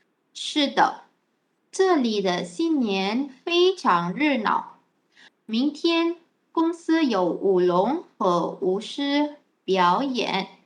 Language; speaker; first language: Chinese; non-native, fluent; Malay